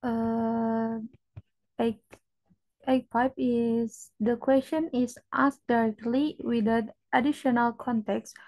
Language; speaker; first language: English; non-native, learner; Indonesian